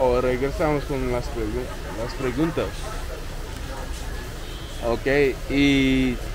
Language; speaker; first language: Spanish; non-native, learner; English